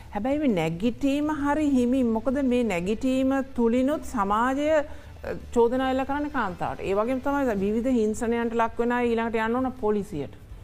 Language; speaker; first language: Sinhala; native; Sinhala